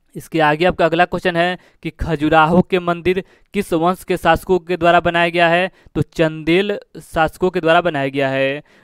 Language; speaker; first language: Hindi; native; Hindi